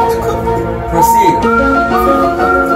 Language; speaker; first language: Portuguese; native; Portuguese